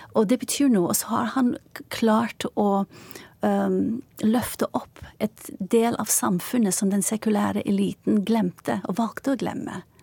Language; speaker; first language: Norwegian; non-native, fluent; Turkish